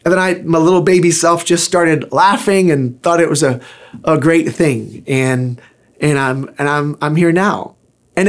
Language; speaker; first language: English; native; English